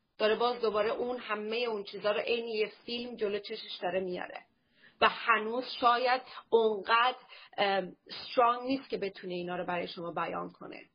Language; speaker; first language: Persian; early bilingual, heritage; Persian